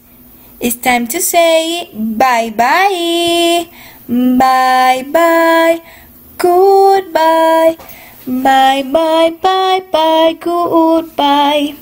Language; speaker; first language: English; non-native, fluent; Spanish